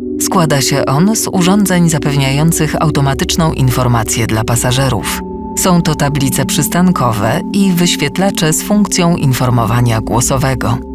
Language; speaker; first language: Polish; native; Polish